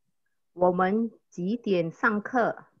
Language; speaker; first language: Chinese; non-native, learner; Indonesian